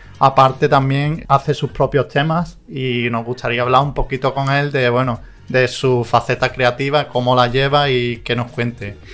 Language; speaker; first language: Spanish; native; Spanish